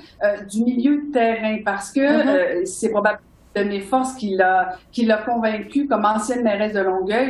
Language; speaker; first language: French; native; French